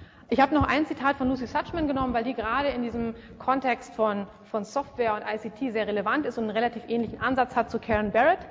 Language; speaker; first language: German; native; German